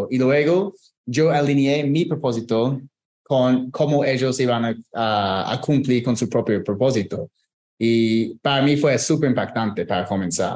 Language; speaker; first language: Spanish; non-native, fluent; English